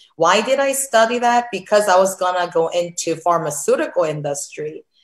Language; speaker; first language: English; early bilingual, other home language; Korean